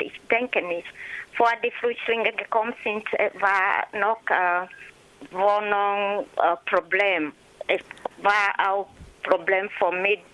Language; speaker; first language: German; non-native, learner; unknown